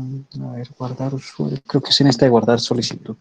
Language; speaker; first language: Spanish; native; Spanish